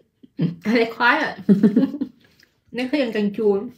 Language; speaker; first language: Vietnamese; native; Vietnamese